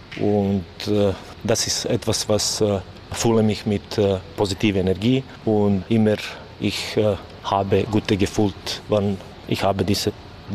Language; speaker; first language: German; non-native, learner; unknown